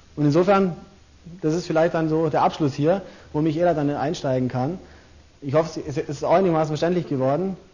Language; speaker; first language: German; native; German